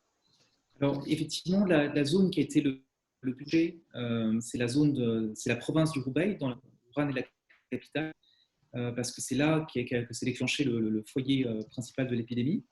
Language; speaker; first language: French; native; French